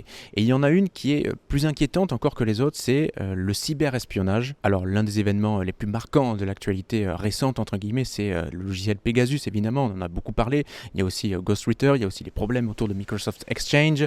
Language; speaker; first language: French; native; French